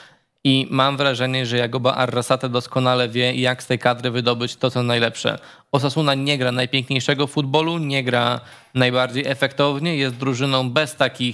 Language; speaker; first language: Polish; native; Polish